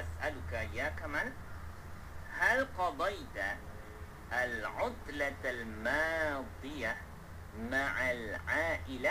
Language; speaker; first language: Arabic; non-native, fluent; Malay